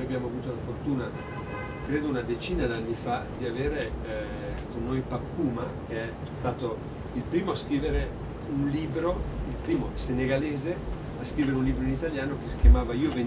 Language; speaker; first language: Italian; native; Italian